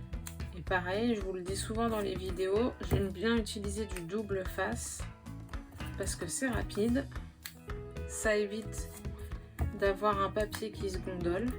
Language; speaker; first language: French; native; French